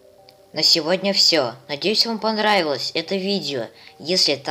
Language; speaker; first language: Russian; native; Russian